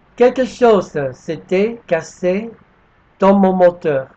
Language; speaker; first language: French; non-native, fluent; Chinese